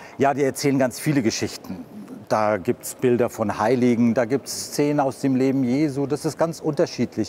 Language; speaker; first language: German; native; German